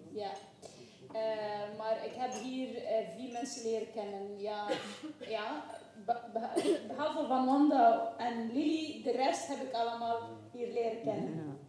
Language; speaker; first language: Dutch; non-native, learner; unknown